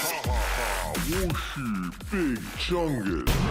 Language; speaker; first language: Chinese; non-native, learner; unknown